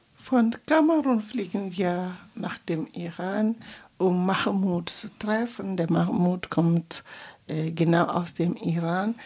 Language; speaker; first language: German; non-native, fluent; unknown